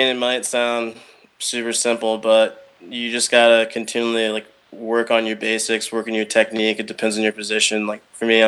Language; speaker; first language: English; native; English